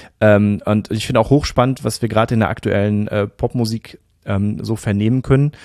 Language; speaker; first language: German; native; German